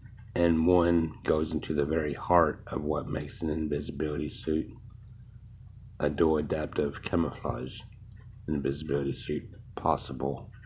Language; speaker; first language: English; native; English